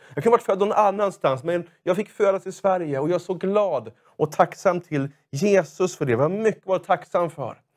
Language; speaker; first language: Swedish; native; Swedish